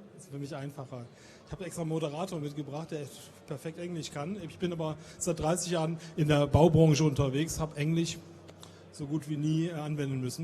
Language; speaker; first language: German; native; German